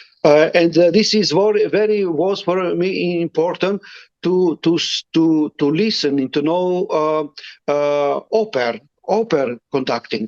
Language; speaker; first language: English; non-native, learner; Romany